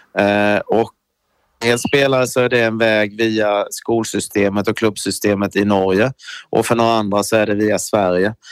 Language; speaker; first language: Swedish; native; Swedish